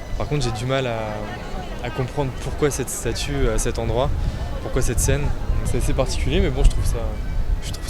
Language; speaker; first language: French; native; French